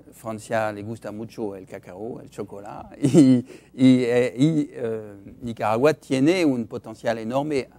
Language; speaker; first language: Spanish; non-native, fluent; French